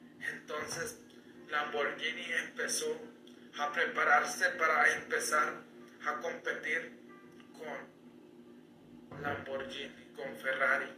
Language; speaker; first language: Spanish; native; Spanish